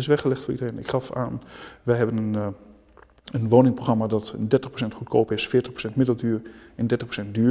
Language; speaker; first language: Dutch; native; Dutch